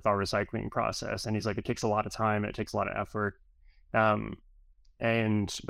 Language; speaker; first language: English; native; English